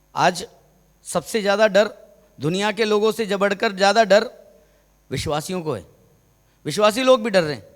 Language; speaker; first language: Hindi; non-native, local second language; Malayalam